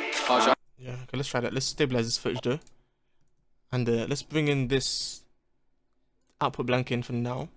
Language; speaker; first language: English; native; English